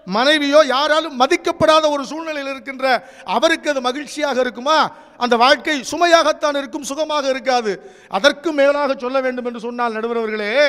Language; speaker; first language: Tamil; native; Tamil